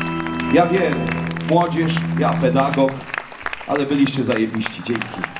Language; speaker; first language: Polish; native; Polish